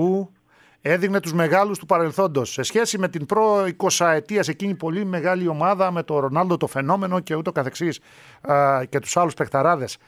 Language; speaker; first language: Greek; native; Greek